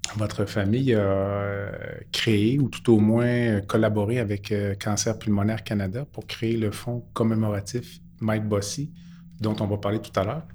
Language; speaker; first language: French; native; French